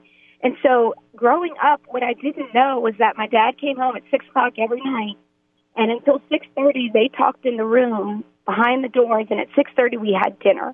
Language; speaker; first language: English; native; English